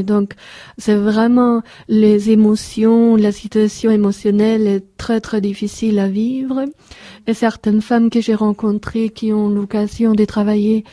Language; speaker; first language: French; non-native, fluent; German